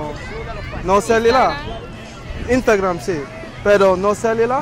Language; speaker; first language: Spanish; non-native, learner; English